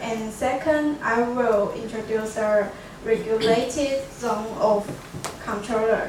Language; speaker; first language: English; non-native, learner; Chinese